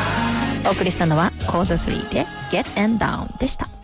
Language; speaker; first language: Japanese; native; Japanese